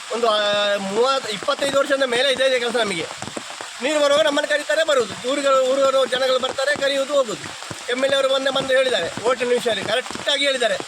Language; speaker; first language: Kannada; native; Kannada